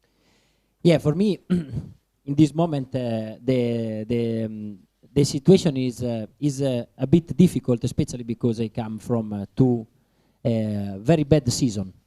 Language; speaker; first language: English; non-native, learner; Italian